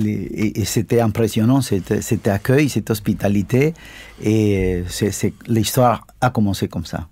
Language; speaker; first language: French; non-native, fluent; Spanish